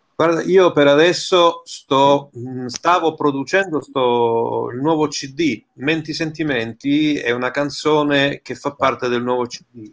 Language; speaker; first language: Italian; early bilingual, heritage; Italian